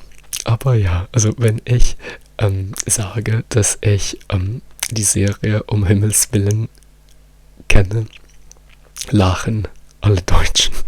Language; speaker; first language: German; non-native, fluent; Italian